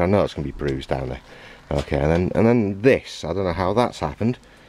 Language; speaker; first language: English; native; English